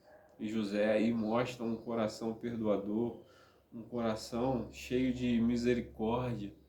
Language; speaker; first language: Portuguese; native; Portuguese